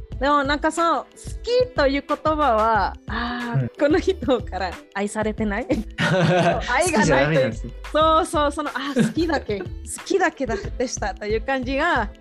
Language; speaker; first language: Japanese; non-native, fluent; Spanish